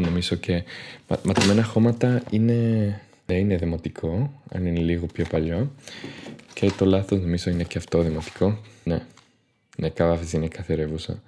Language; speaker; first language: Greek; non-native, fluent; Spanish